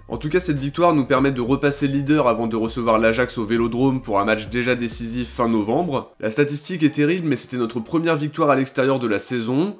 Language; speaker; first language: French; native; French